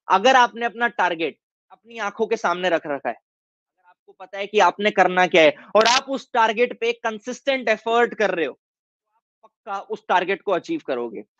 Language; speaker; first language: Hindi; native; Hindi